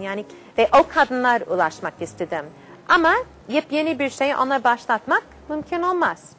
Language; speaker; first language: Turkish; non-native, fluent; English